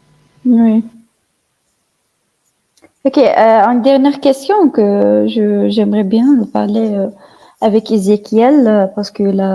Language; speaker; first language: French; non-native, fluent; Arabic